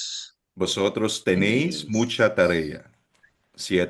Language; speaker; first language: Spanish; non-native, fluent; Filipino